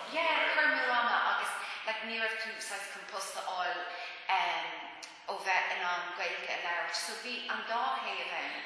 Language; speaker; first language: Irish; non-native, local second language; English